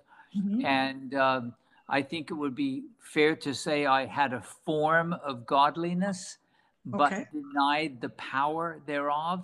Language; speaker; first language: English; native; English